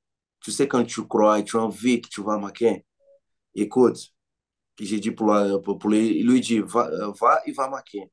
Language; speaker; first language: French; non-native, learner; Portuguese